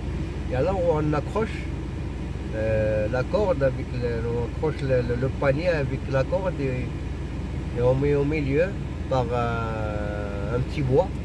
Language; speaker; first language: French; non-native, local second language; Arabic